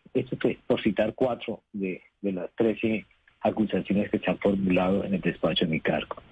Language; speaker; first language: Spanish; native; Spanish